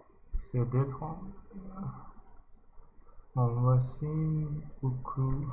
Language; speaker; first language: French; non-native, learner; English